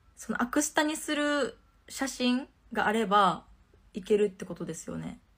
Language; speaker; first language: Japanese; native; Japanese